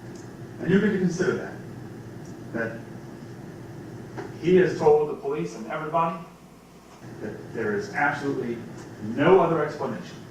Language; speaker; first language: English; native; English